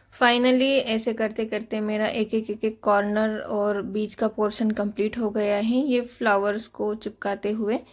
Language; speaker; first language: Hindi; non-native, local second language; Marathi